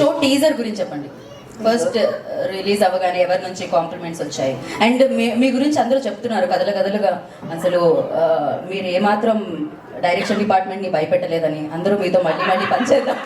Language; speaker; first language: Telugu; native; Telugu